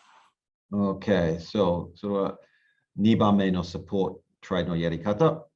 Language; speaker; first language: Japanese; non-native, learner; English